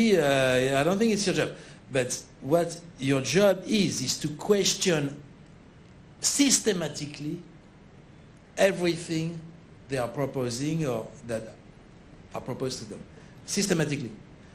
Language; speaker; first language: English; non-native, fluent; French